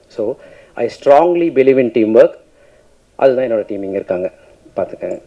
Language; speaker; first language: Tamil; native; Tamil